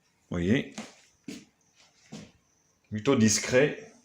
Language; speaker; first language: French; native; French